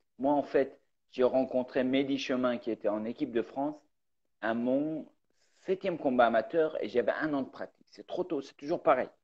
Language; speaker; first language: French; early bilingual, other home language; Persian